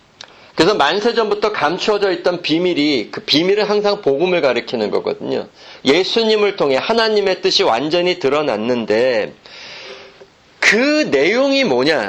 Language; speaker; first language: Korean; native; Korean